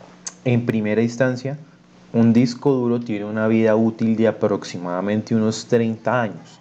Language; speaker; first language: Spanish; native; Spanish